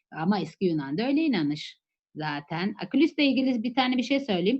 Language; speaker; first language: Turkish; native; Turkish